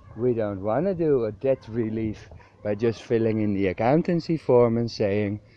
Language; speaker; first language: English; non-native, fluent; Dutch